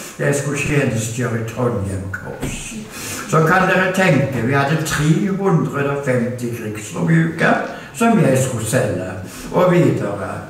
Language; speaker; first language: Norwegian; native; Norwegian